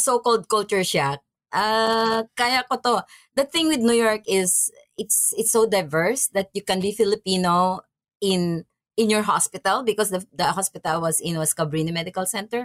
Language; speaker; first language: English; non-native, local second language; Maranao